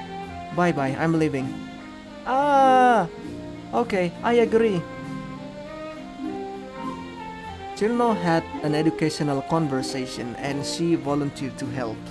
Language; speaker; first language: English; non-native, fluent; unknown